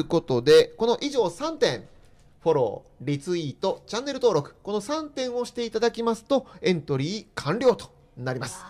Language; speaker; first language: Japanese; native; Japanese